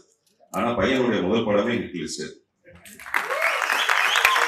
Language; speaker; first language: Tamil; native; Tamil